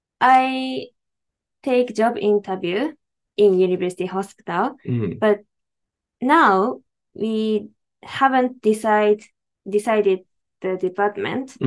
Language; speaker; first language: English; non-native, learner; Japanese